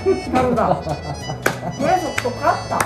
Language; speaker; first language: Korean; non-native, learner; Japanese